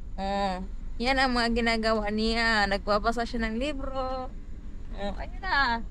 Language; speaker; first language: Filipino; non-native, local second language; Cebuano